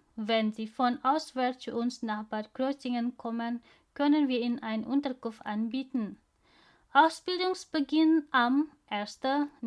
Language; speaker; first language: German; non-native, learner; Indonesian